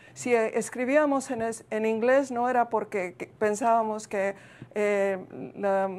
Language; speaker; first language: Spanish; early bilingual, heritage; Spanish